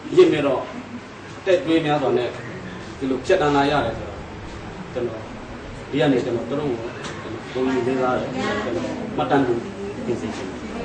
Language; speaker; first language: Burmese; non-native, local second language; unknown